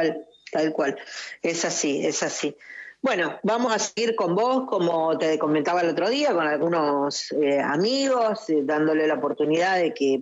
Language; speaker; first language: Spanish; native; Spanish